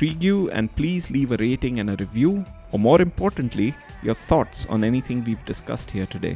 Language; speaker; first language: English; non-native, local second language; Marathi